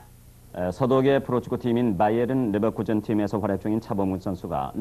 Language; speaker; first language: Korean; native; Korean